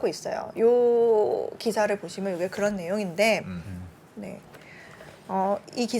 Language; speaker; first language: Korean; native; Korean